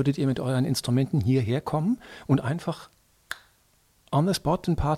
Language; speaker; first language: German; native; German